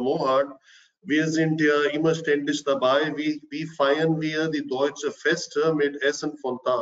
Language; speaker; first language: German; non-native, fluent; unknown